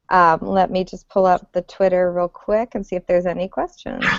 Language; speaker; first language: English; native; English